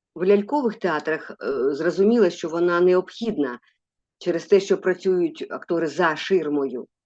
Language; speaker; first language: Ukrainian; non-native, local second language; Russian